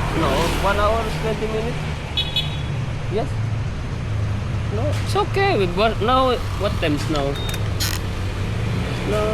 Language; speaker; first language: English; non-native, learner; Indonesian